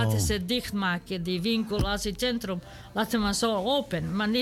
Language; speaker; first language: Dutch; non-native, learner; Serbian